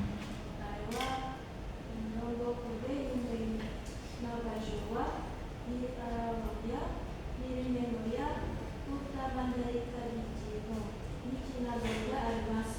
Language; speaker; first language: Japanese; non-native, learner; Indonesian